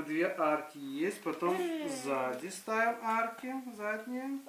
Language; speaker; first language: Russian; native; Russian